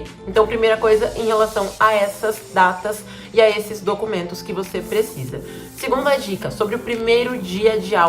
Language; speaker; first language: Portuguese; native; Portuguese